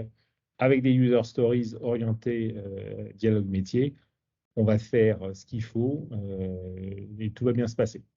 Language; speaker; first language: French; native; French